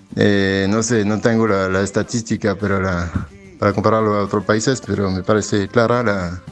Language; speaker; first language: Spanish; non-native, fluent; French